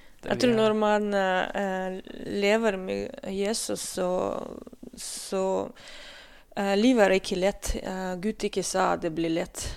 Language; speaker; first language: Norwegian; non-native, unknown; Russian